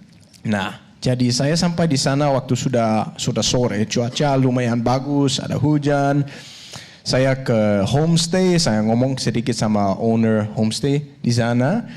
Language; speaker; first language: Indonesian; non-native, learner; Danish